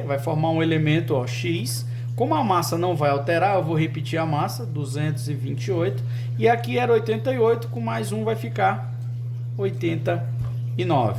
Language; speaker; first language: Portuguese; native; Portuguese